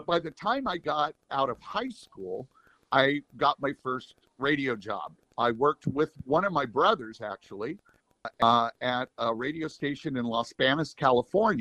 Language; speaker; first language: English; native; English